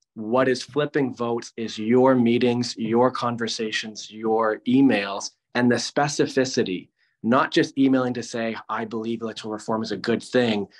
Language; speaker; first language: English; native; English